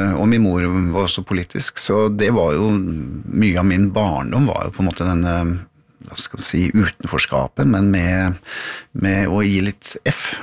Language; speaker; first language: Norwegian; native; Norwegian